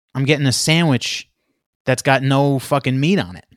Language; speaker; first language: English; native; English